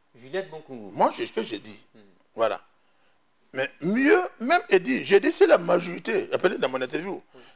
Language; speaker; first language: French; non-native, local second language; Mossi